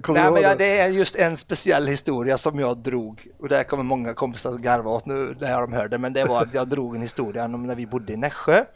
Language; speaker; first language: Swedish; early bilingual, other home language; Arabic